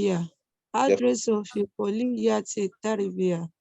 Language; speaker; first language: Arabic; non-native, learner; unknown